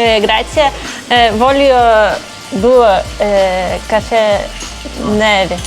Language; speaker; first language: Italian; non-native, learner; Lithuanian